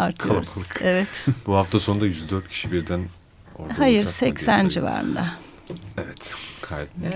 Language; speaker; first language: Turkish; native; Turkish